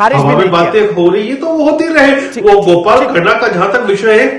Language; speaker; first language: Hindi; native; Hindi